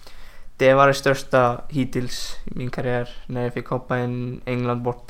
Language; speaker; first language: Swedish; non-native, fluent; Icelandic